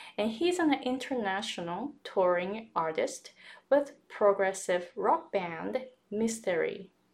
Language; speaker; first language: English; non-native, fluent; Japanese